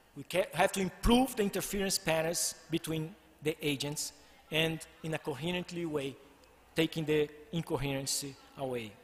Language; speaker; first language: English; non-native, fluent; Portuguese